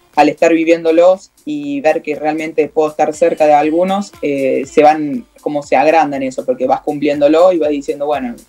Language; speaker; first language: Spanish; native; Spanish